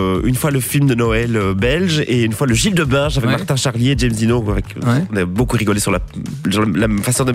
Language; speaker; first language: French; native; French